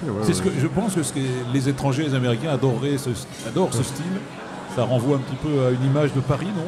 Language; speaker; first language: French; native; French